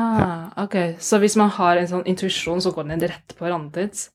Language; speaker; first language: Norwegian; non-native, fluent; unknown